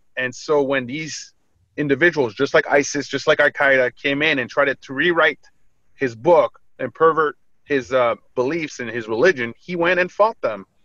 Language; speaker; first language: English; early bilingual, other home language; French